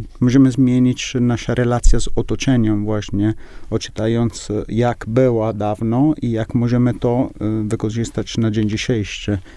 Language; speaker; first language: Polish; non-native, learner; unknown